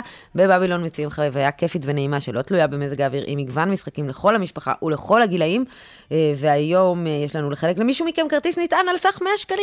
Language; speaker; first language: Hebrew; native; Hebrew